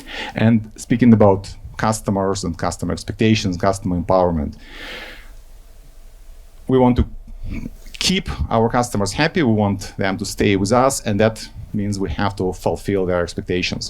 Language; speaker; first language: English; non-native, fluent; Ukrainian